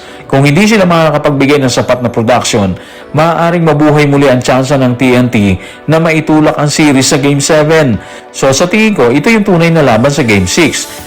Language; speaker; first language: Filipino; native; Filipino